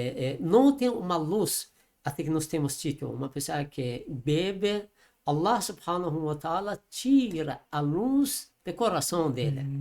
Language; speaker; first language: Portuguese; non-native, learner; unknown